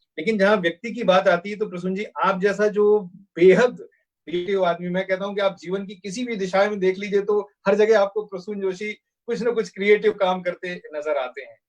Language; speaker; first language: Hindi; native; Hindi